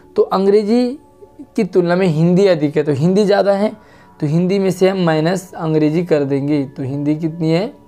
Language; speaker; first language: Hindi; native; Hindi